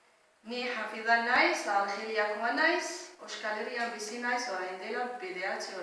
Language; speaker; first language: Basque; non-native, learner; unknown